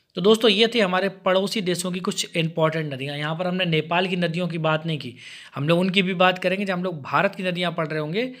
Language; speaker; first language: Hindi; native; Hindi